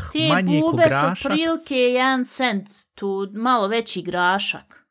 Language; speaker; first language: Bosnian; native; Bosnian